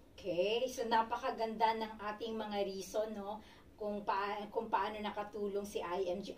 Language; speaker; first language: Filipino; native; Filipino